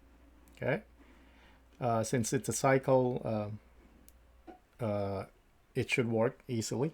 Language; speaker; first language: English; native; English